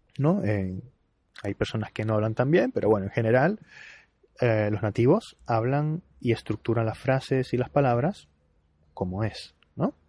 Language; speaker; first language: Spanish; native; Spanish